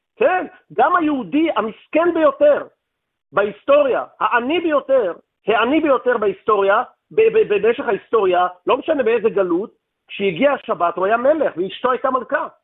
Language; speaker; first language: Hebrew; native; Hebrew